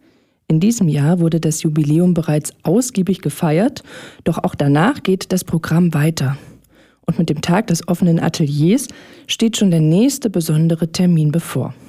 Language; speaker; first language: German; native; German